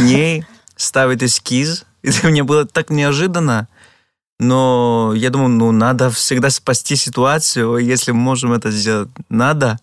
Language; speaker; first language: Russian; non-native, fluent; Greek